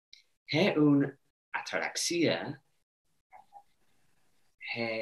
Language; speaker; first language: Greek; non-native, learner; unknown